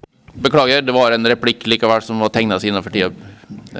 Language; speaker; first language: Norwegian; native; Norwegian